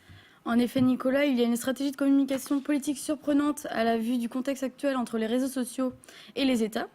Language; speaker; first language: French; native; French